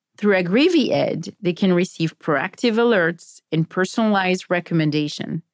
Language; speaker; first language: English; non-native, fluent; French